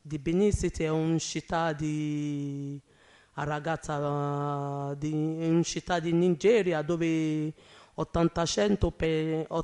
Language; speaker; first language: Italian; non-native, learner; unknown